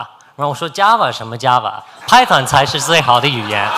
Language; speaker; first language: Chinese; non-native, fluent; English